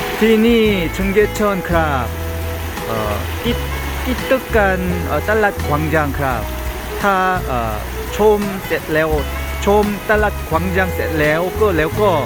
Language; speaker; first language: Thai; non-native, learner; Korean